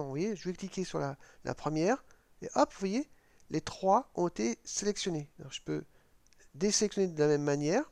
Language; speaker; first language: French; native; French